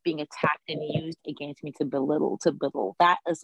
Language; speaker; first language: English; native; English